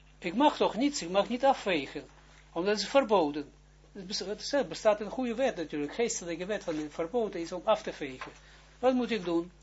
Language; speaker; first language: Dutch; non-native, fluent; Hebrew